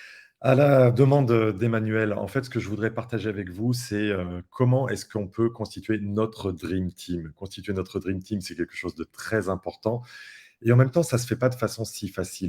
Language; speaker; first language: French; native; French